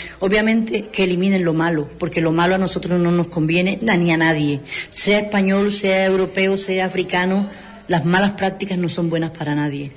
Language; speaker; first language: Spanish; native; Spanish